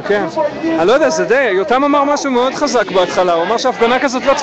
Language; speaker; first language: Hebrew; native; Hebrew